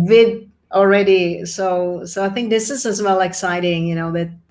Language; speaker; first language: English; non-native, fluent; Czech